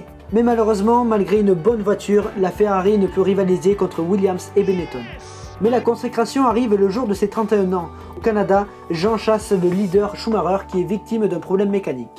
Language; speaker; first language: French; native; French